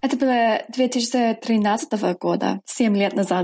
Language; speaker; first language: Russian; non-native, fluent; English